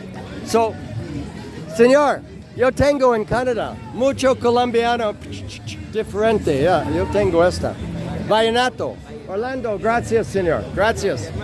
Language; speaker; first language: Spanish; non-native, learner; English